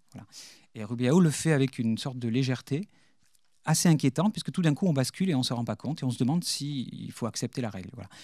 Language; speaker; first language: French; native; French